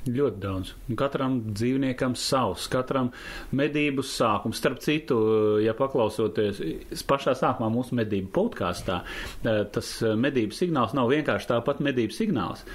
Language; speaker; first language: Latvian; native; Latvian